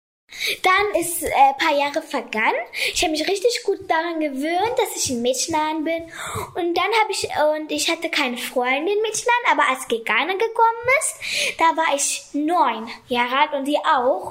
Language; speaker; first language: German; early bilingual, other home language; Kurdish